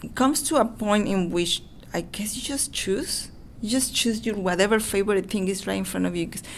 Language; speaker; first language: English; non-native, fluent; Spanish